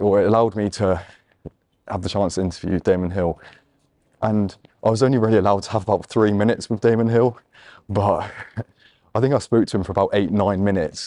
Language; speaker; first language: English; native; English